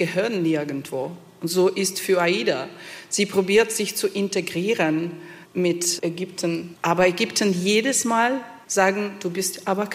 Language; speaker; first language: German; non-native, fluent; Italian